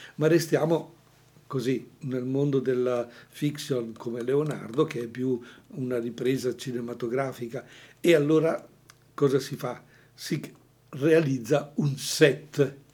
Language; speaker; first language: Italian; native; Italian